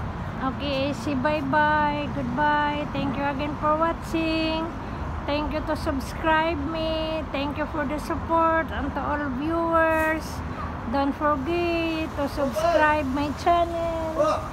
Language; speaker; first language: English; non-native, local second language; Filipino